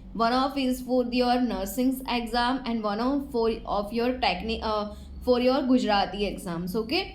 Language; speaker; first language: English; non-native, local second language; Gujarati